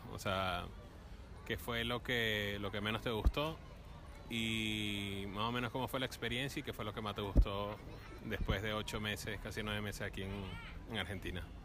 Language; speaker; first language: Spanish; native; Spanish